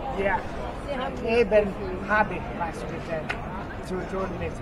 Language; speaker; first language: German; non-native, fluent; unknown